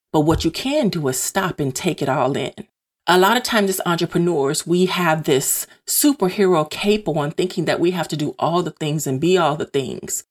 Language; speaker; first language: English; native; English